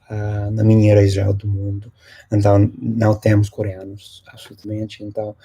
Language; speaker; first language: Portuguese; non-native, fluent; English